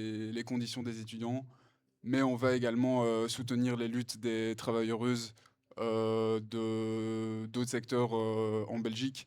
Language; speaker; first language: French; native; French